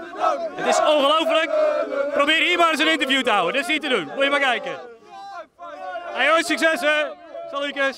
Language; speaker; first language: Dutch; native; Dutch